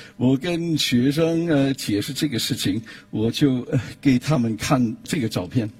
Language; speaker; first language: Chinese; non-native, fluent; German